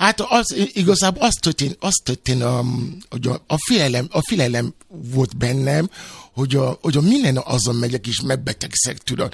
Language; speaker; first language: Hungarian; non-native, fluent; Yoruba